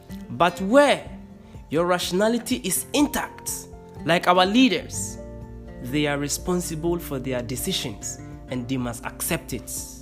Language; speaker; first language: English; non-native, local second language; Akan